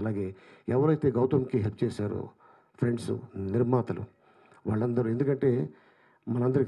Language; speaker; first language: Telugu; native; Telugu